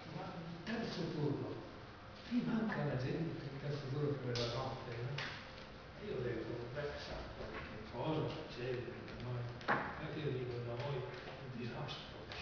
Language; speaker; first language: Italian; native; Italian